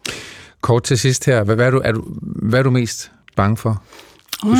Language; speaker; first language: Danish; native; Danish